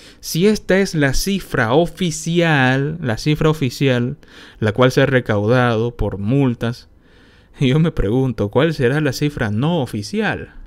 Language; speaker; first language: Spanish; native; Spanish